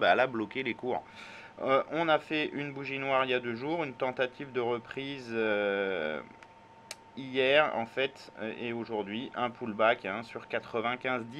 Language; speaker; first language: French; native; French